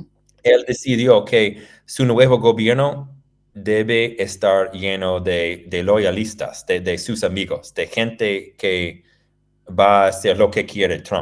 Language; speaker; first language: Spanish; non-native, fluent; English